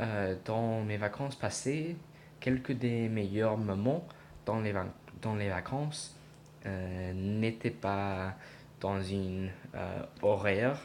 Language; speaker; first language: French; non-native, learner; English